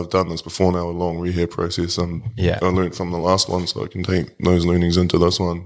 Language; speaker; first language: English; native; English